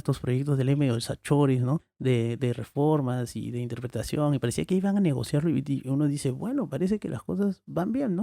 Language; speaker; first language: Spanish; native; Spanish